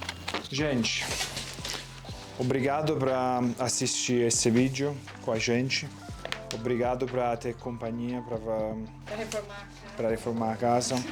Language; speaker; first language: Portuguese; non-native, fluent; Italian